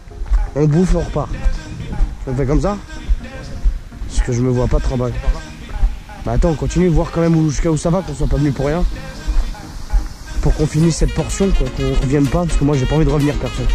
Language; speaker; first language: French; native; French